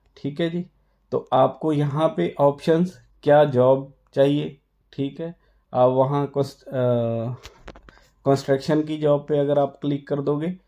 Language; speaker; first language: Hindi; non-native, local second language; Punjabi